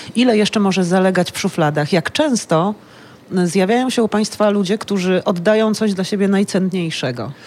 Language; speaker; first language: Polish; native; Polish